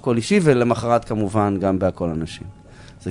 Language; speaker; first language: Hebrew; native; Hebrew